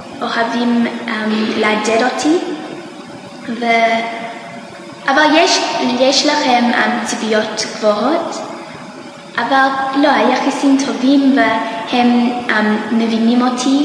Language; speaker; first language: Hebrew; non-native, learner; English